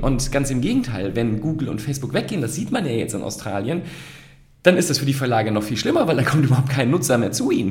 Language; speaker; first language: German; native; German